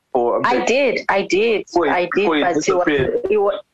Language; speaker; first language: English; non-native, local second language; North Ndebele